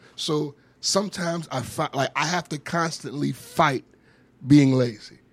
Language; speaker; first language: English; native; English